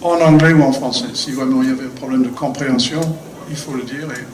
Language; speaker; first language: French; non-native, fluent; English